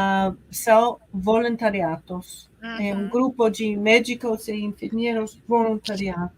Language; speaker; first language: Portuguese; non-native, learner; English